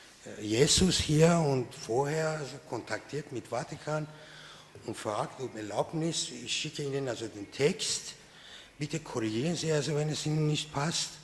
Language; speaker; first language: German; non-native, fluent; Persian